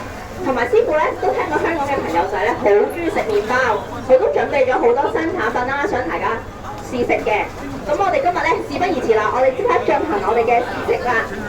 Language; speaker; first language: Cantonese; native; Cantonese